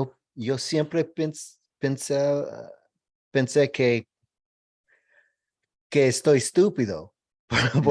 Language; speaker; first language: Spanish; non-native, learner; English